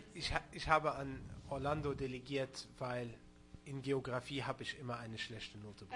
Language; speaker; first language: German; non-native, local second language; Luxembourgish